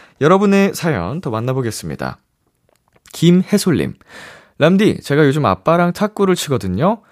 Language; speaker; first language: Korean; native; Korean